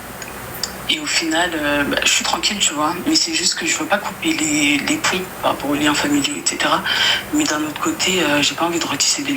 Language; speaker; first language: French; native; French